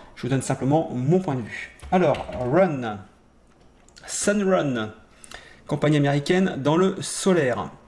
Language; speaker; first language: French; native; French